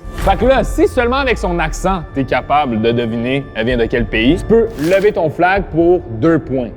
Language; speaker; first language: French; native; French